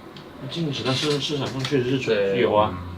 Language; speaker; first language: Chinese; native; Chinese